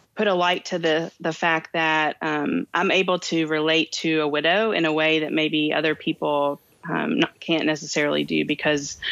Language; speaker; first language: English; native; English